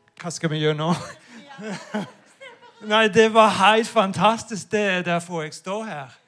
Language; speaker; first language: Norwegian; non-native, fluent; English